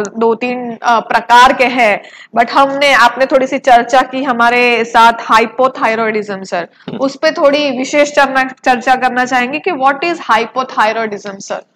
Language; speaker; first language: Hindi; non-native, local second language; Gujarati